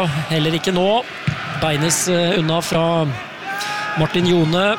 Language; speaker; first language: Norwegian; native; Norwegian